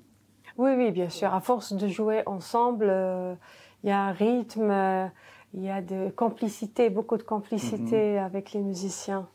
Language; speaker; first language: French; non-native, local second language; Arabic